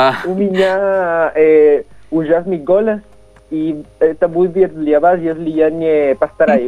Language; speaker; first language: Russian; non-native, learner; Spanish